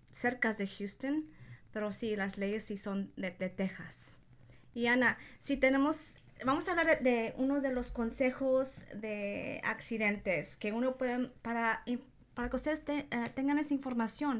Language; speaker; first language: Spanish; early bilingual, heritage; Spanish